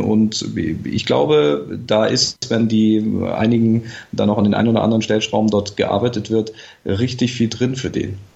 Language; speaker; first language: German; native; German